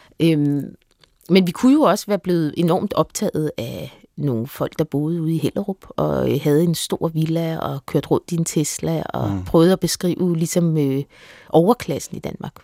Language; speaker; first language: Danish; native; Danish